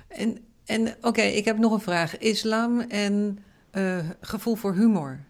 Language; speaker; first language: Dutch; native; Dutch